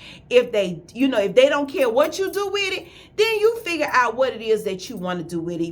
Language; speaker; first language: English; native; English